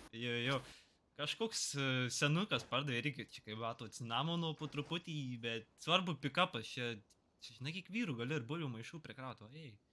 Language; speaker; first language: Lithuanian; native; Lithuanian